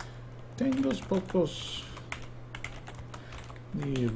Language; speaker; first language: Spanish; non-native, learner; English